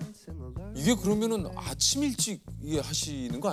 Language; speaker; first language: Korean; native; Korean